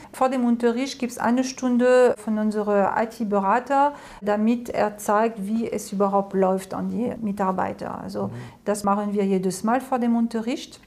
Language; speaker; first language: German; non-native, fluent; French